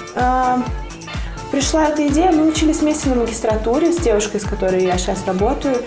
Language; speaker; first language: Russian; native; Russian